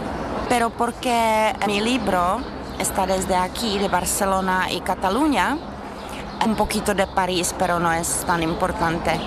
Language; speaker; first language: Spanish; non-native, learner; Czech